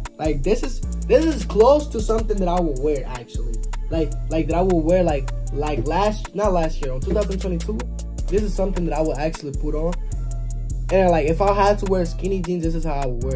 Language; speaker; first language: English; early bilingual, other home language; Spanish